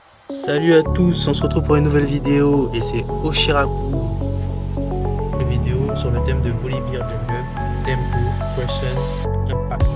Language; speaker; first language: French; native; French